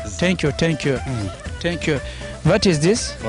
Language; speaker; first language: English; non-native, learner; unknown